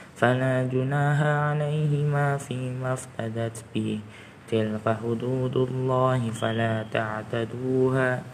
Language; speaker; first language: Arabic; non-native, learner; Indonesian